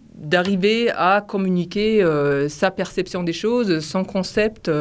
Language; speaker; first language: French; non-native, fluent; German